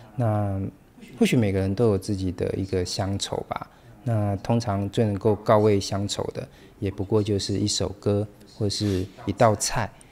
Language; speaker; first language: Chinese; native; Chinese